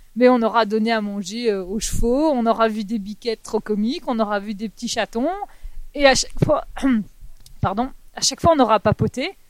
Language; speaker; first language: French; native; French